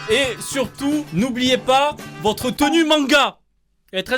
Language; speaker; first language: French; native; French